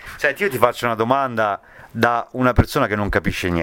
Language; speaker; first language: Italian; native; Italian